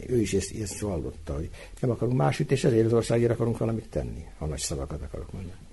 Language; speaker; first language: Hungarian; native; Hungarian